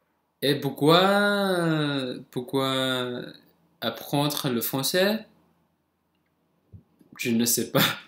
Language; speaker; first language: French; non-native, learner; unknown